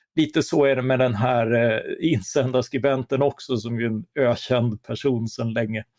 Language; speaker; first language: Swedish; native; Swedish